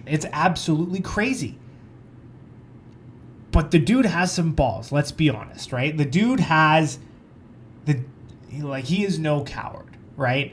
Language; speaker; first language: English; native; English